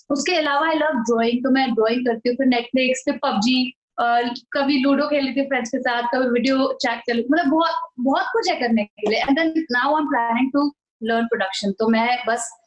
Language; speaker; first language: Hindi; native; Hindi